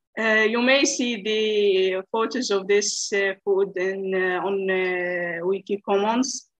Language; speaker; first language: English; non-native, learner; Arabic